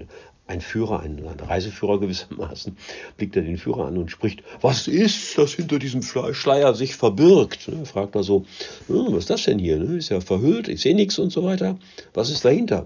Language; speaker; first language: German; native; German